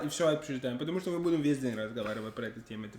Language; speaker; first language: Russian; non-native, learner; English